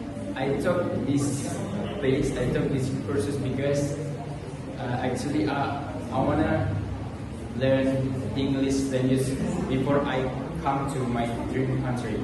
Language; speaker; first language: English; non-native, learner; Indonesian